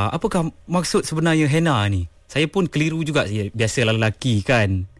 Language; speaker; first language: Malay; non-native, local second language; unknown